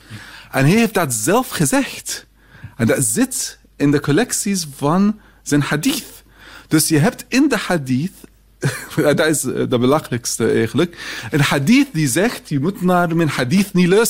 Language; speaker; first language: Dutch; non-native, fluent; Arabic